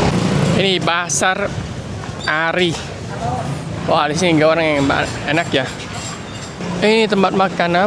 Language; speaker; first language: Indonesian; non-native, fluent; Vietnamese